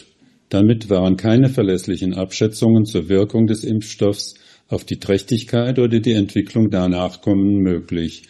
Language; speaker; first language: German; native; German